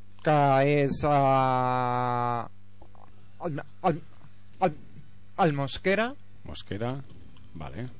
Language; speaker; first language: Catalan; non-native, local second language; Spanish